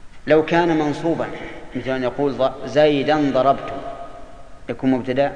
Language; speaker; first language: Arabic; native; Arabic